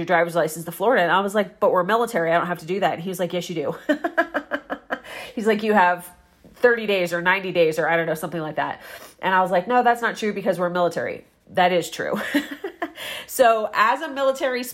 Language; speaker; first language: English; native; English